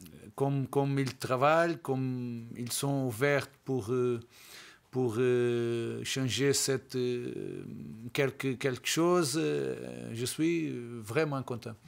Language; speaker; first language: French; non-native, learner; Portuguese